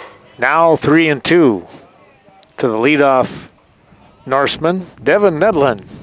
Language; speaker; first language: English; native; English